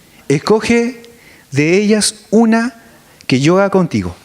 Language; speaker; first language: Spanish; native; Spanish